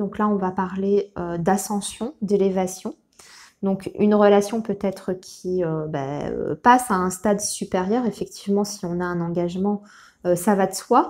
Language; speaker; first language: French; native; French